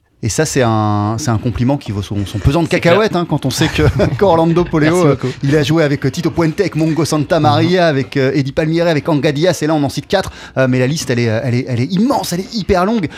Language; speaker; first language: French; native; French